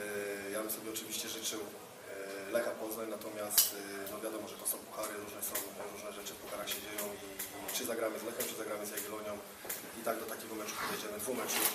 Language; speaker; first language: Polish; native; Polish